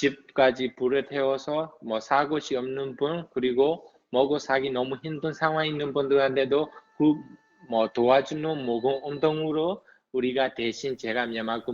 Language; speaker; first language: Korean; non-native, fluent; Burmese